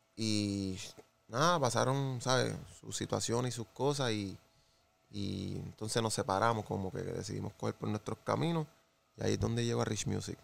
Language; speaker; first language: Spanish; native; Spanish